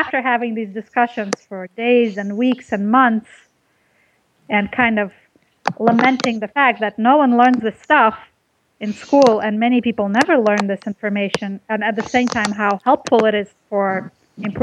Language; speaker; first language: English; early bilingual, other home language; Russian